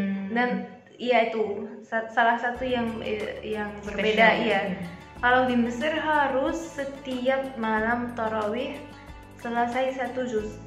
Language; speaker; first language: Indonesian; non-native, fluent; Arabic